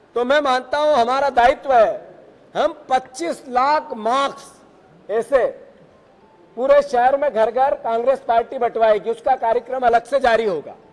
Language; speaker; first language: Hindi; native; Hindi